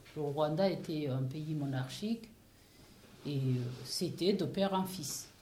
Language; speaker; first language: French; non-native, local second language; Kinyarwanda